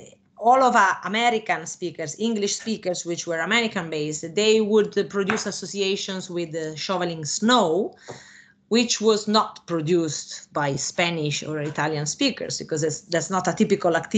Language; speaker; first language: English; non-native, fluent; Italian